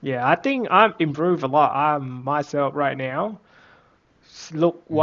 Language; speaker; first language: English; non-native, fluent; Vietnamese